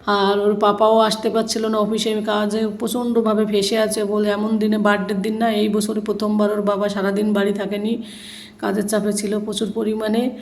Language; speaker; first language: Bangla; native; Bangla